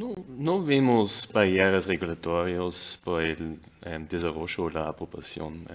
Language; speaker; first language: Spanish; non-native, fluent; German